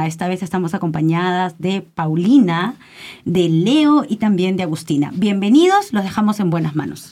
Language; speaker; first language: Spanish; native; Spanish